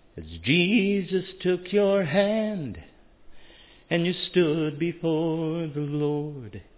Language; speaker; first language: English; native; English